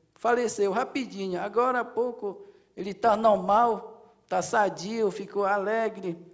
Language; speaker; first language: Portuguese; non-native, local second language; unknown